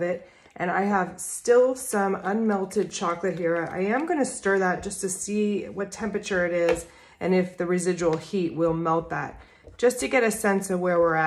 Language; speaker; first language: English; native; English